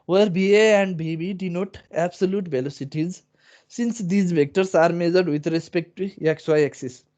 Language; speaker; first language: English; non-native, local second language; Nepali